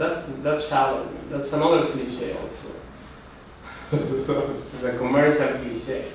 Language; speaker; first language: English; non-native, fluent; Spanish